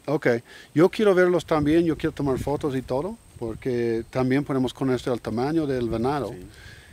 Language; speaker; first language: Spanish; non-native, learner; English